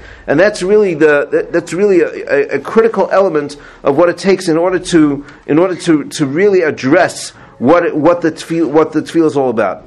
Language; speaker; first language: English; native; English